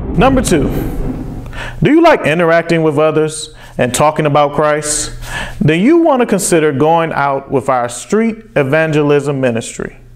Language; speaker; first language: English; native; English